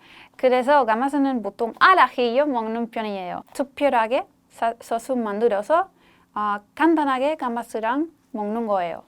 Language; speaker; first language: Korean; non-native, fluent; Spanish